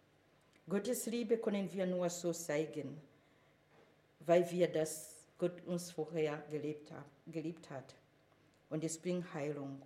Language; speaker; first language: German; non-native, fluent; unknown